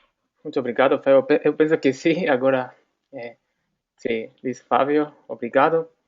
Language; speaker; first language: Portuguese; non-native, fluent; Spanish